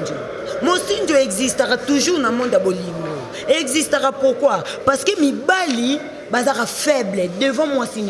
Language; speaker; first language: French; non-native, local second language; Lingala